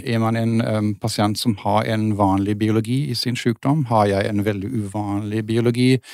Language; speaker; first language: Norwegian; non-native, fluent; German